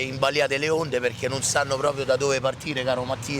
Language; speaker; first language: Italian; native; Italian